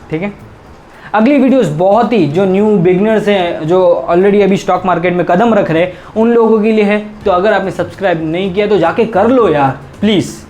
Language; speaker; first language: Hindi; native; Hindi